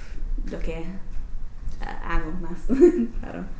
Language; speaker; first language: Spanish; non-native, learner; English